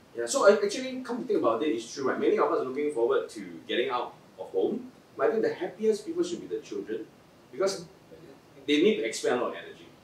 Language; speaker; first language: English; non-native, local second language; Chinese